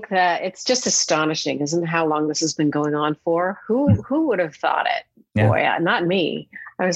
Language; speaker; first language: English; native; English